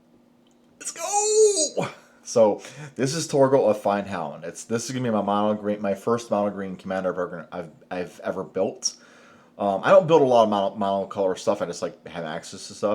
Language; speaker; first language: English; native; English